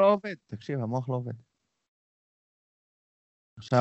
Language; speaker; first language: Hebrew; native; Hebrew